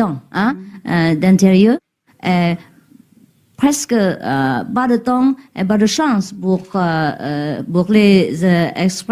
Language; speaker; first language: French; non-native, learner; Vietnamese